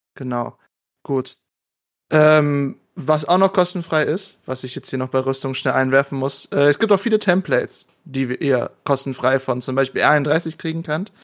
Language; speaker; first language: German; native; German